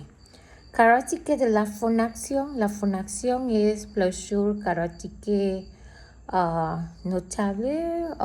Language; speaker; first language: French; non-native, learner; Spanish